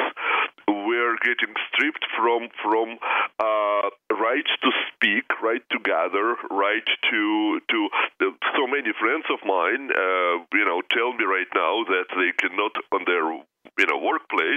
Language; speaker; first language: English; non-native, fluent; Russian